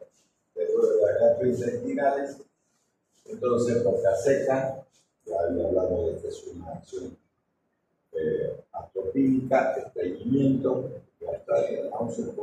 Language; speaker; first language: Spanish; native; Spanish